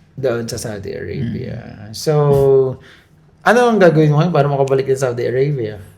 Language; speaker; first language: Filipino; native; Filipino